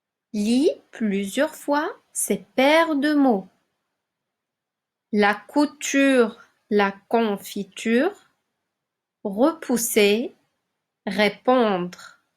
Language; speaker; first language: French; non-native, local second language; Arabic